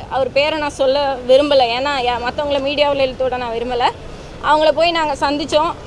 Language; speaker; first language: Tamil; native; Tamil